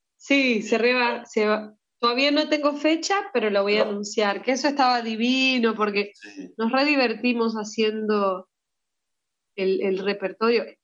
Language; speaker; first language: Spanish; early bilingual, heritage; Spanish